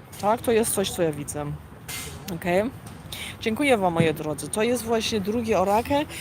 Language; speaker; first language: Polish; early bilingual, heritage; Polish